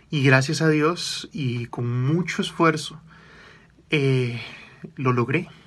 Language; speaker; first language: Spanish; native; Spanish